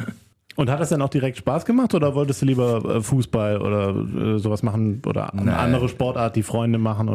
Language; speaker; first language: German; native; German